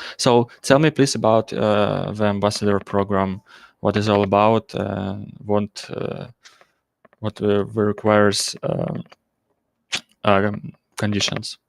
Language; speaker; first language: English; non-native, learner; Russian